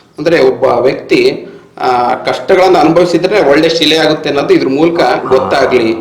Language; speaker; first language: Kannada; native; Kannada